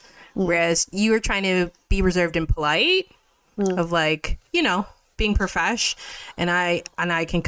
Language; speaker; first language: English; native; English